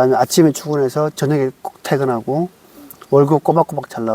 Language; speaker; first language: Korean; native; Korean